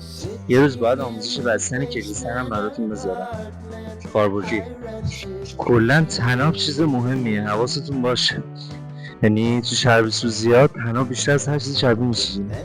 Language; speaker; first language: Persian; native; Persian